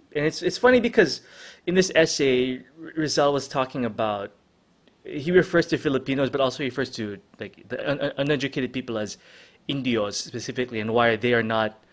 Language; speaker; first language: English; non-native, local second language; Filipino